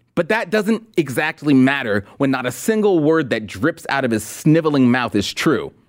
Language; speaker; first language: English; native; English